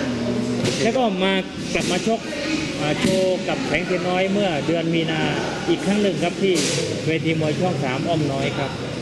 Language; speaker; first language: Thai; native; Thai